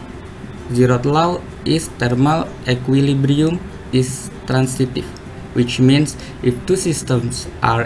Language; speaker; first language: English; non-native, learner; Indonesian